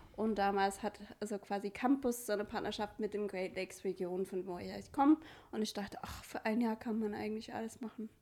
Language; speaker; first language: German; non-native, fluent; English